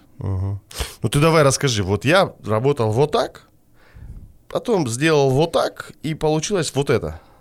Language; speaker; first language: Russian; native; Russian